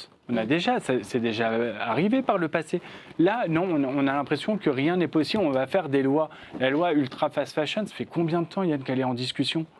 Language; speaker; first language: French; native; French